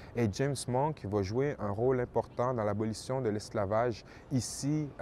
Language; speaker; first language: French; native; French